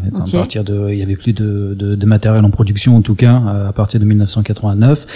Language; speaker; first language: French; early bilingual, other home language; English